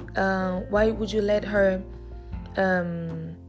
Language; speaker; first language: English; early bilingual, other home language; Lingala